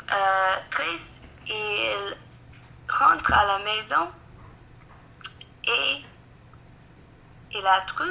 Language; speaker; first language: French; non-native, learner; English